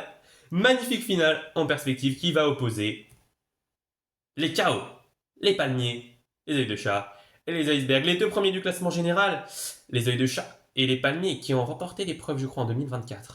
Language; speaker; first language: French; native; French